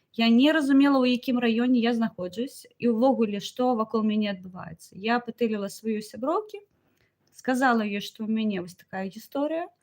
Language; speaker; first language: Belarusian; non-native, local second language; Ukrainian